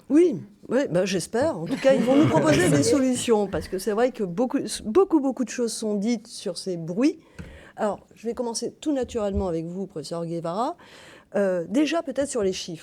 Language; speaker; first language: French; native; French